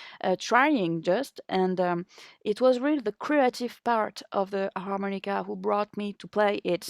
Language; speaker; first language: English; non-native, fluent; French